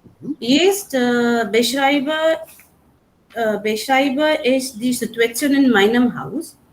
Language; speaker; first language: German; non-native, learner; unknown